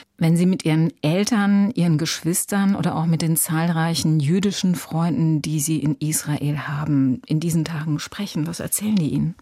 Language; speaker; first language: German; native; German